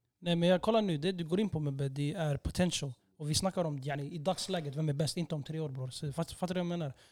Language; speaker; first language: Swedish; early bilingual, other home language; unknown